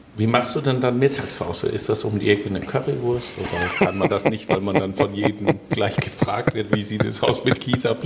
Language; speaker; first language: German; non-native, fluent; Danish